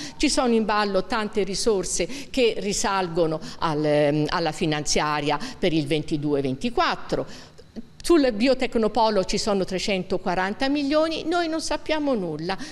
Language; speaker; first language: Italian; native; Italian